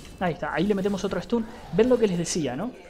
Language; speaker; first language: Spanish; native; Spanish